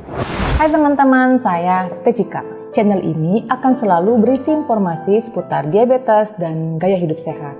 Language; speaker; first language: Indonesian; native; Indonesian